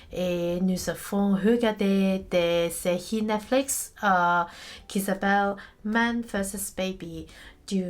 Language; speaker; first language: French; non-native, learner; Cantonese